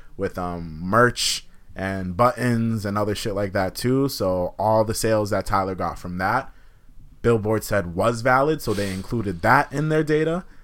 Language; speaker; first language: English; native; English